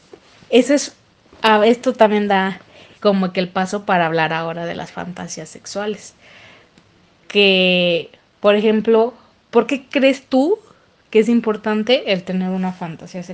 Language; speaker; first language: Spanish; native; Spanish